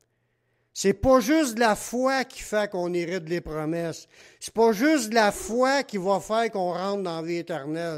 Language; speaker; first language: French; native; French